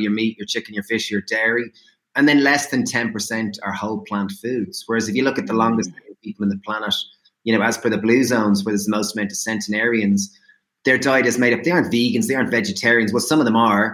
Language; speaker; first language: English; native; English